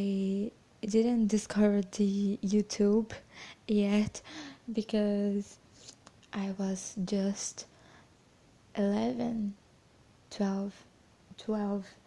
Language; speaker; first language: English; non-native, fluent; Portuguese